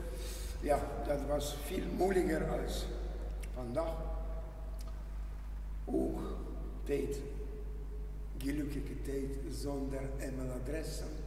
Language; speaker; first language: Dutch; non-native, learner; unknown